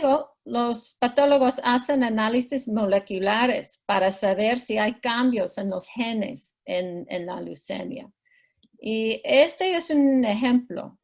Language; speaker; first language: Spanish; non-native, fluent; English